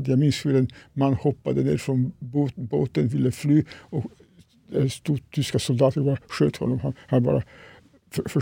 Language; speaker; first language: Swedish; non-native, fluent; Serbian